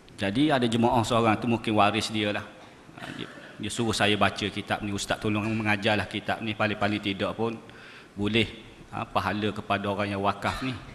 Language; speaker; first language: Malay; native; Malay